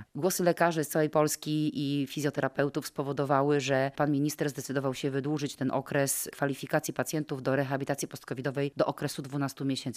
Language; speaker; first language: Polish; native; Polish